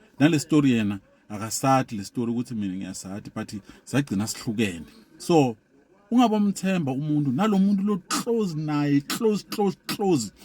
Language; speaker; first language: Zulu; non-native, local second language; Swati